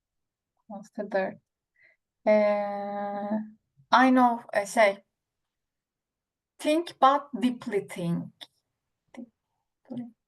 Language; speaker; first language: English; non-native, learner; Turkish